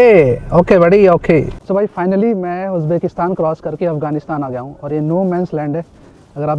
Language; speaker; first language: Hindi; native; Hindi